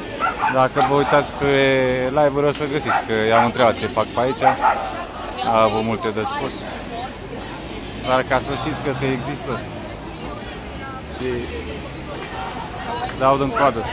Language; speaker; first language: Romanian; native; Romanian